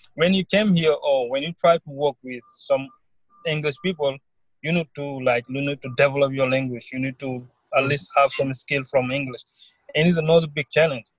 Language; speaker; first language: English; non-native, learner; Wolof